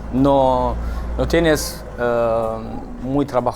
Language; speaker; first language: Spanish; non-native, learner; Italian